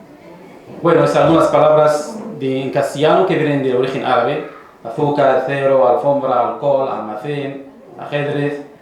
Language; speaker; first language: Spanish; non-native, fluent; Arabic